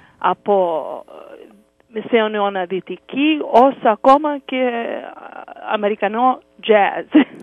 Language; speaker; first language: Greek; early bilingual, heritage; English